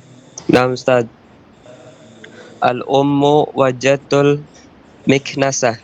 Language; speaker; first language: Arabic; non-native, learner; Indonesian